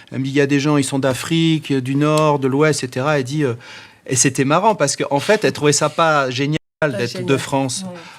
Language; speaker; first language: French; native; French